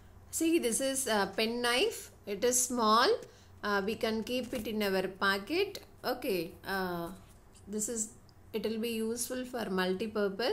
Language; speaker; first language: English; non-native, local second language; Tamil